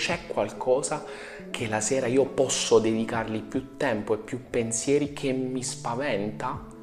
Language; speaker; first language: Italian; native; Italian